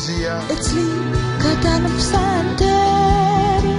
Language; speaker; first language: Hebrew; non-native, learner; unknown